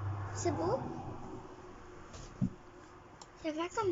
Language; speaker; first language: French; native; French